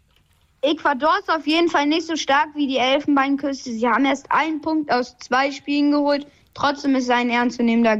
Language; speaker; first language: German; native; German